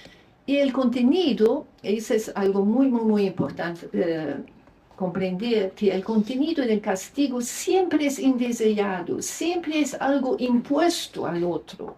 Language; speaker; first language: Spanish; non-native, fluent; Luxembourgish